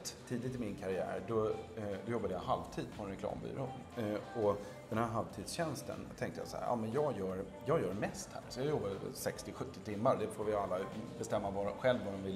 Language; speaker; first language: Swedish; native; Swedish